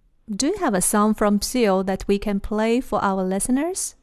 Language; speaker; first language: English; non-native, fluent; Chinese